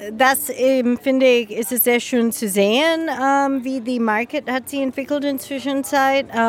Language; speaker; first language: German; non-native, fluent; English